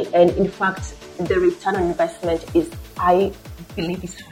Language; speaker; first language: English; non-native, local second language; Luo (Kenya and Tanzania)